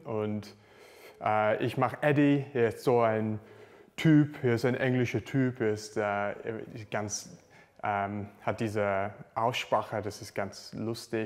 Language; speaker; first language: German; non-native, learner; English